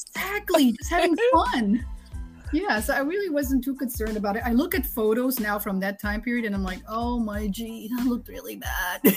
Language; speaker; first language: English; non-native, fluent; Dutch